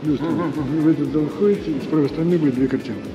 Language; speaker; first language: Russian; non-native, fluent; Uzbek